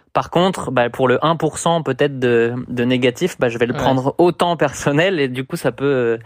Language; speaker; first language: French; native; French